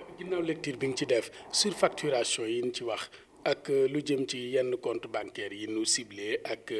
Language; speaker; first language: Wolof; native; Wolof